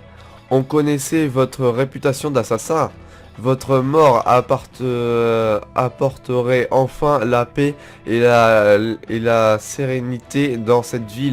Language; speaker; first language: French; native; French